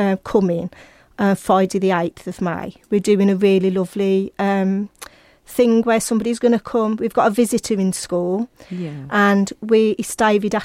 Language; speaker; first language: English; native; English